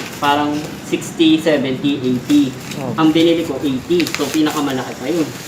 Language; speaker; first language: Filipino; native; Filipino